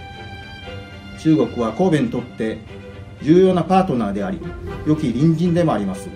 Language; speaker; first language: Japanese; native; Japanese